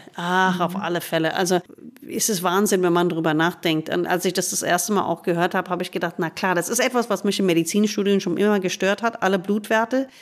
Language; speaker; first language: German; non-native, fluent; English